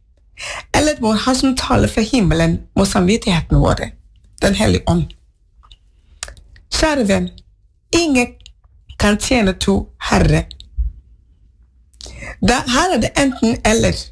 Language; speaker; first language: Norwegian; non-native, learner; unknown